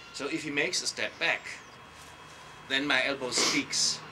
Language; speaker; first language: English; non-native, fluent; German